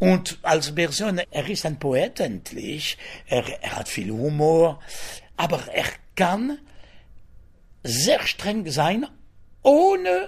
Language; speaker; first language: German; non-native, fluent; French